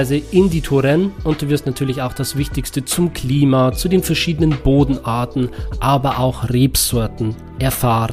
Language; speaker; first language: German; native; German